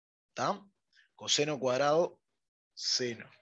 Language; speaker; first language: Spanish; native; Spanish